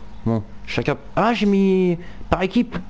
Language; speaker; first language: French; native; French